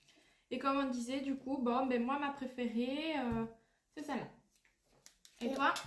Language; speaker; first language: French; native; French